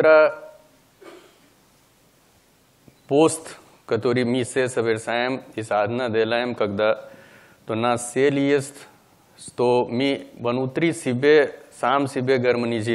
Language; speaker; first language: Russian; non-native, learner; Hindi